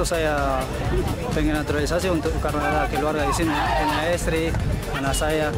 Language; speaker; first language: Indonesian; non-native, learner; Spanish